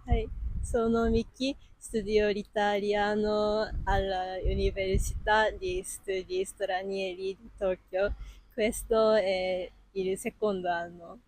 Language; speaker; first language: Italian; non-native, learner; Japanese